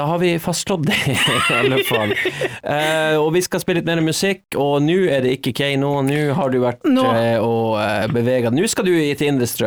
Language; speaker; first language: Norwegian; native; Norwegian